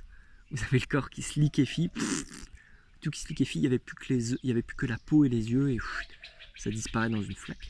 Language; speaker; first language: French; native; French